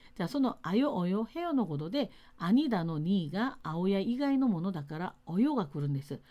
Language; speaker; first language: Japanese; non-native, fluent; Korean